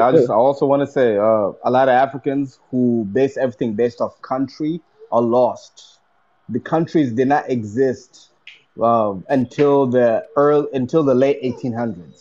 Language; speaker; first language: English; non-native, local second language; Luyia